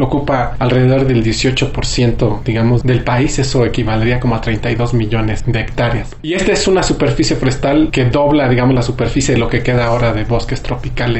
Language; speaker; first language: Spanish; native; Spanish